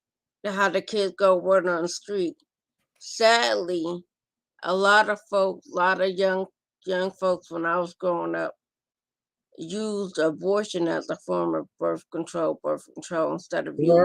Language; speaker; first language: English; native; English